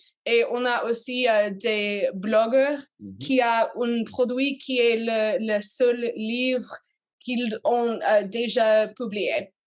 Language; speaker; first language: French; non-native, learner; English